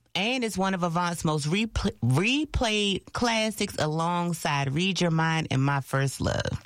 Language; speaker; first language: English; native; English